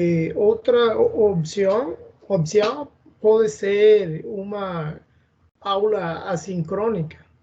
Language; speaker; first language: Portuguese; non-native, learner; Spanish